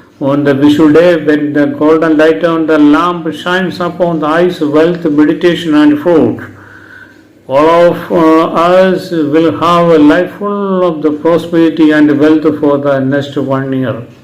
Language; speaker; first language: English; non-native, local second language; Malayalam